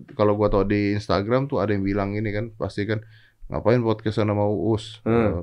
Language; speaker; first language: Indonesian; native; Indonesian